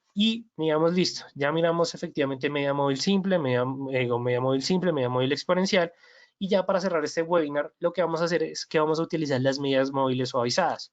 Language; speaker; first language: Spanish; native; Spanish